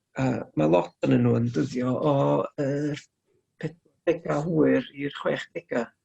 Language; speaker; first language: Welsh; native; Welsh